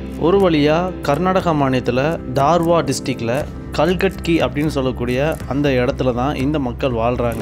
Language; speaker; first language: Tamil; native; Tamil